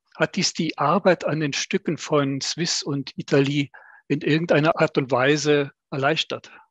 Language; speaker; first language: German; native; German